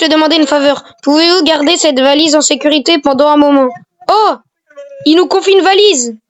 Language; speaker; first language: French; native; French